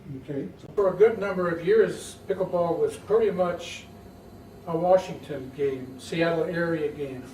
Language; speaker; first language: English; native; English